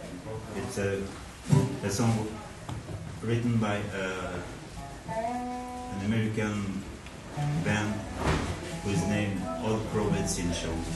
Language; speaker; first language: English; non-native, learner; French